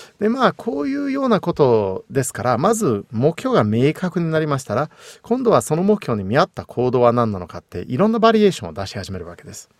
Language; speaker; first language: Japanese; non-native, fluent; English